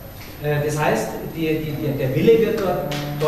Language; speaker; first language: German; native; German